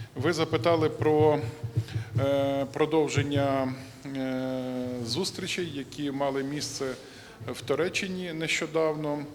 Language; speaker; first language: Ukrainian; native; Ukrainian